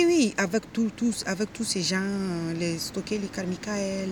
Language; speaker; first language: French; non-native, local second language; Hausa